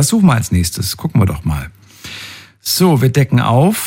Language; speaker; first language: German; native; German